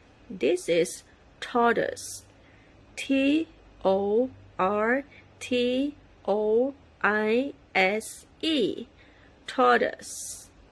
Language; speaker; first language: English; non-native, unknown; Thai